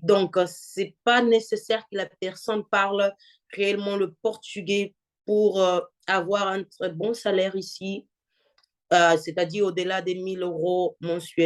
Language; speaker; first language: French; non-native, fluent; Portuguese